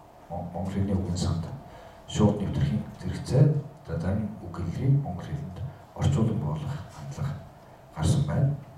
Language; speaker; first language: Mongolian; native; Mongolian